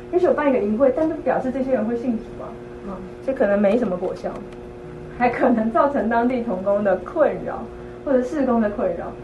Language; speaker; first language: Chinese; native; Chinese